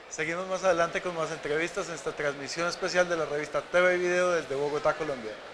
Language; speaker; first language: Spanish; native; Spanish